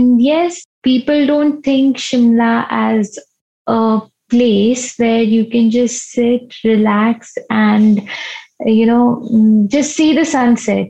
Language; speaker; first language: English; non-native, local second language; Hindi